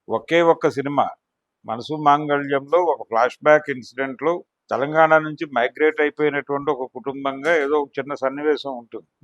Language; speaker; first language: Telugu; native; Telugu